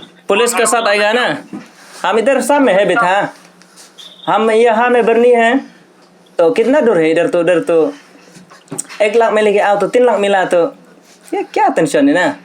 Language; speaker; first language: Hindi; non-native, local second language; Khasi